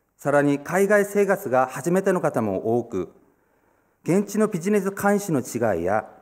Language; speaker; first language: Japanese; non-native, fluent; Korean